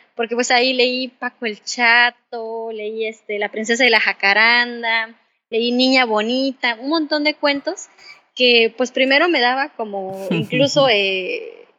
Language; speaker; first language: Spanish; native; Spanish